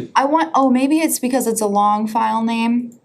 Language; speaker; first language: English; native; English